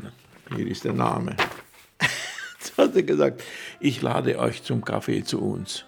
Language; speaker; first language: German; non-native, fluent; Hungarian